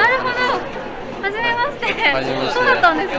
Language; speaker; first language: Japanese; native; Japanese